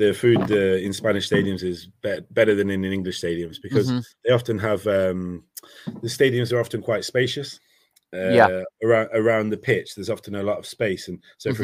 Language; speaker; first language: English; native; English